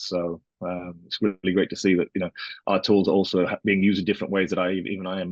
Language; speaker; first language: English; native; English